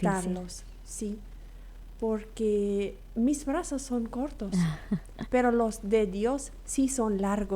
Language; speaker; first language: Spanish; non-native, local second language; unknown